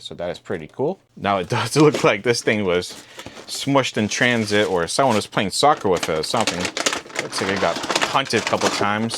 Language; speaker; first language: English; native; English